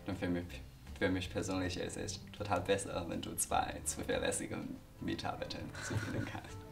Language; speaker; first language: German; non-native, learner; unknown